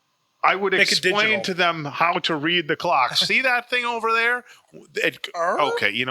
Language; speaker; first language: English; native; English